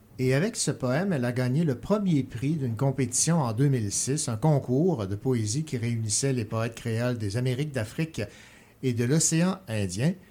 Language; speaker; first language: French; native; French